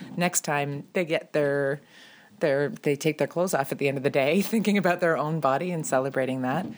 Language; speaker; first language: English; native; English